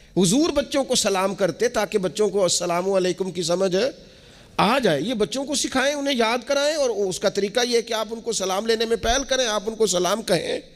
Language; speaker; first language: Urdu; non-native, local second language; Punjabi